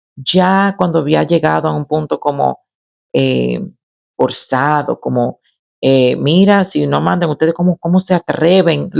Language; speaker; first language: Spanish; early bilingual, other home language; English